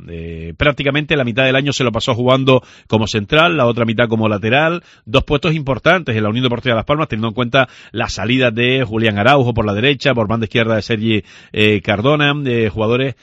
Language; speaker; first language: Spanish; native; Spanish